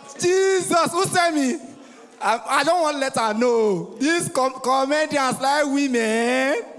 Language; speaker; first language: Nigerian Pidgin; native; Nigerian Pidgin